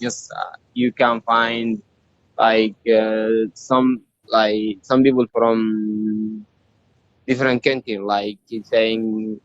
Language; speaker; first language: English; non-native, learner; Arabic